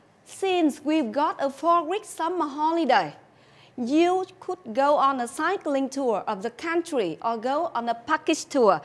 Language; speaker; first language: English; non-native, fluent; Vietnamese